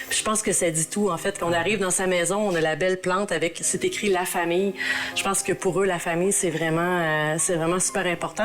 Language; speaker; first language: French; native; French